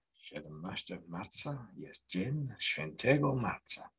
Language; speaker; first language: Polish; non-native, learner; English